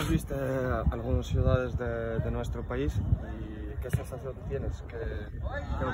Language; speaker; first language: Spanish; non-native, learner; Ukrainian